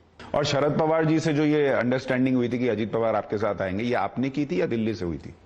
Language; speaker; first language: Hindi; native; Hindi